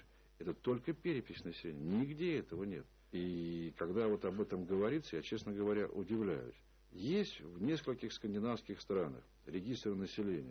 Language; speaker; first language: Russian; native; Russian